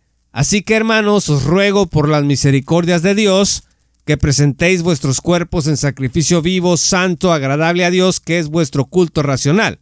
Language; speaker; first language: Spanish; native; Spanish